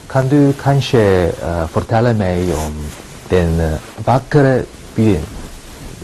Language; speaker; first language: Swedish; non-native, learner; Korean